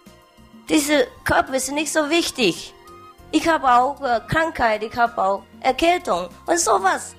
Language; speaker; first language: German; non-native, learner; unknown